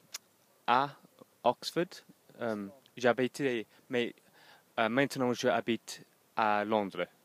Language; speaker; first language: French; non-native, learner; English